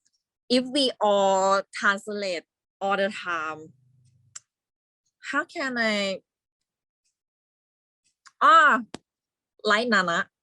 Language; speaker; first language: English; non-native, learner; Thai